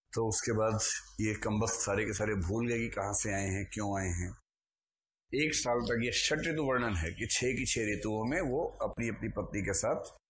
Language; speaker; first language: Hindi; native; Hindi